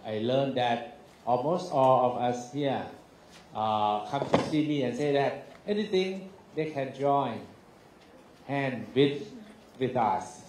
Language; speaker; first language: English; non-native, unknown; Thai